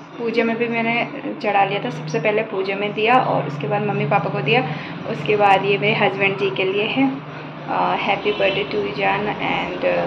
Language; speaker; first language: Hindi; native; Hindi